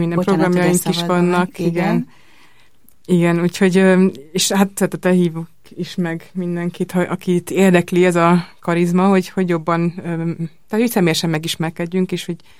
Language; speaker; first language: Hungarian; native; Hungarian